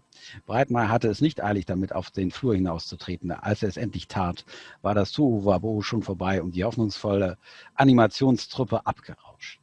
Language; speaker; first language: German; native; German